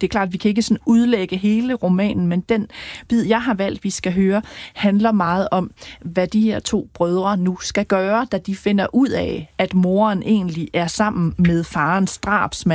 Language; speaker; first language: Danish; native; Danish